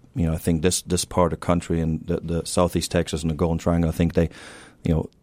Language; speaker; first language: English; non-native, fluent; German